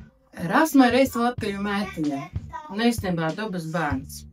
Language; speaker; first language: Latvian; native; Latvian